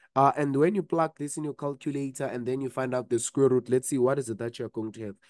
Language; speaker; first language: English; non-native, local second language; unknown